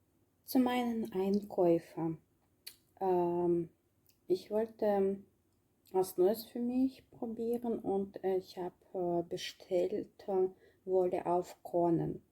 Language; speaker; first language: German; non-native, learner; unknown